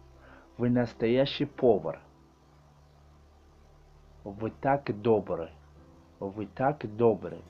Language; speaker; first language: Russian; non-native, learner; Tajik